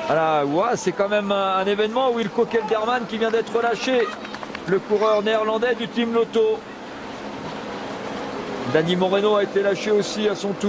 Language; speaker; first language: French; native; French